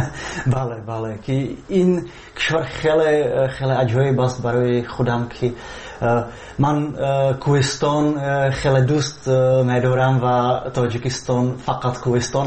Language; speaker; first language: Persian; non-native, fluent; Czech